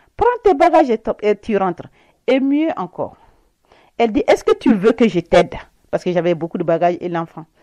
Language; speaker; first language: French; non-native, local second language; Bambara